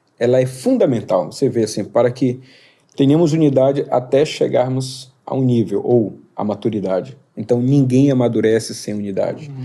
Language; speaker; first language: Portuguese; native; Portuguese